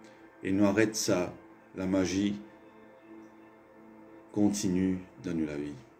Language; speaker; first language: French; non-native, local second language; Morisyen